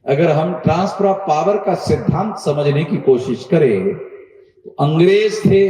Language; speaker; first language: Hindi; non-native, local second language; Marathi